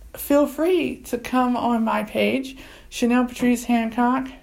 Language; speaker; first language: English; native; English